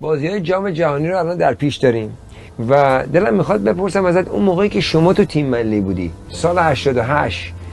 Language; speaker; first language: Persian; native; Persian